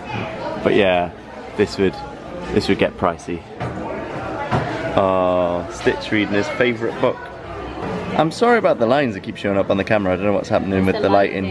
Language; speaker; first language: English; native; English